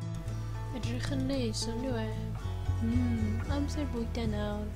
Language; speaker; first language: Welsh; non-native, learner; Malay